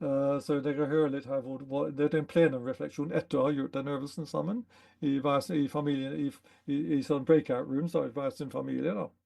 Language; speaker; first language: Norwegian; non-native, fluent; English